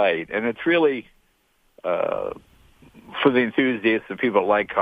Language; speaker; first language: English; native; English